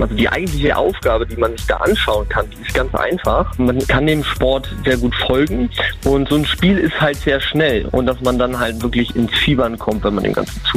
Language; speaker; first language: German; native; German